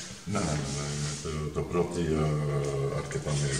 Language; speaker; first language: Greek; non-native, learner; Dutch